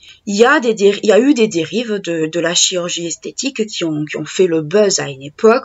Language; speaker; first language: French; native; French